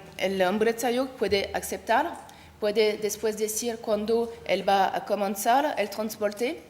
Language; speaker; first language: Spanish; non-native, learner; French